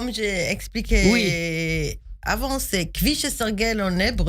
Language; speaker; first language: French; non-native, fluent; Hebrew